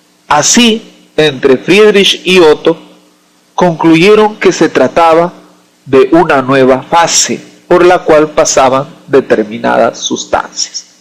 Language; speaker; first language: Spanish; native; Spanish